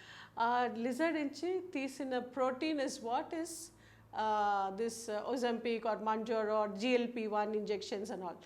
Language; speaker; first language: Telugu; non-native, local second language; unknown